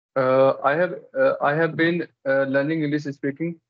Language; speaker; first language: English; non-native, local second language; Hindi